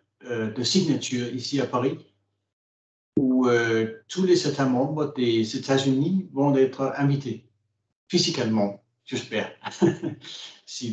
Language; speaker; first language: French; non-native, fluent; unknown